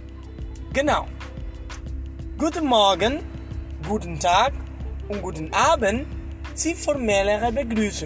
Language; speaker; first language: German; non-native, fluent; Spanish